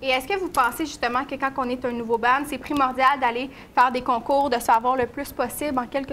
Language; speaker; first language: French; native; French